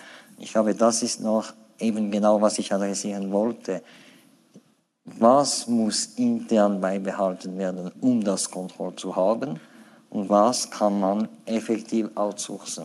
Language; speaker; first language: German; non-native, fluent; French